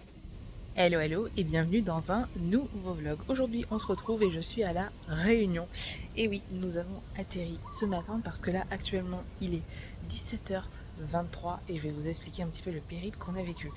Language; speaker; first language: French; native; French